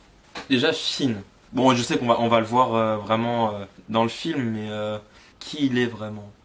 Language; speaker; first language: French; native; French